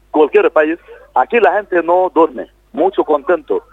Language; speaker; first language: Spanish; non-native, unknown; Bangla